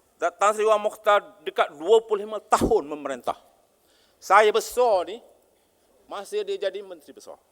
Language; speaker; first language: Malay; native; Malay